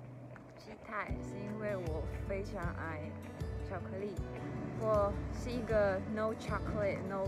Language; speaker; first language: Chinese; non-native, fluent; Japanese